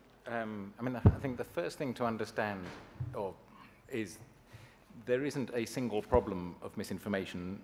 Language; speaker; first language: English; native; English